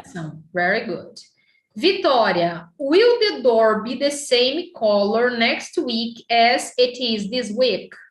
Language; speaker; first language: English; non-native, fluent; Portuguese